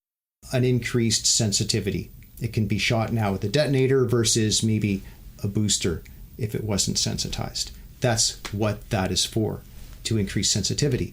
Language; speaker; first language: English; native; English